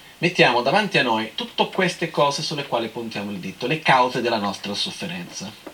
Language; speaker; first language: Italian; non-native, fluent; Portuguese